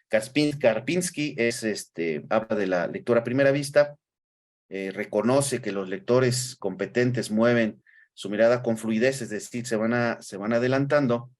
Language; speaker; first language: Spanish; native; Spanish